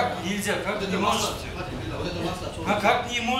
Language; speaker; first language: Russian; non-native, local second language; Kyrgyz